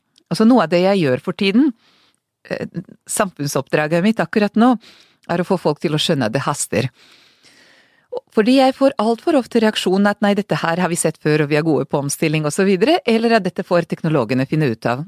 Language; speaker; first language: Norwegian; non-native, fluent; Hungarian